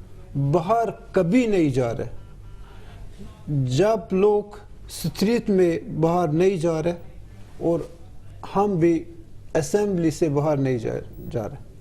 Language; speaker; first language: Hindi; non-native, learner; Turkish